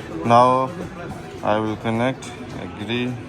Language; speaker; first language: English; non-native, learner; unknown